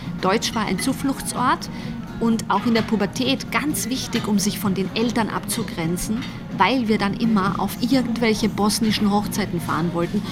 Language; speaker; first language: German; early bilingual, other home language; Bosnian